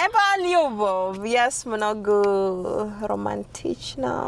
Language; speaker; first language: Macedonian; non-native, learner; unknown